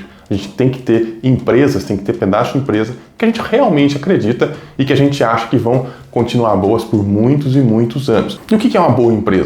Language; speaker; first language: Portuguese; native; Portuguese